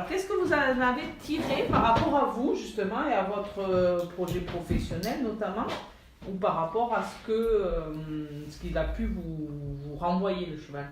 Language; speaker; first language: French; native; French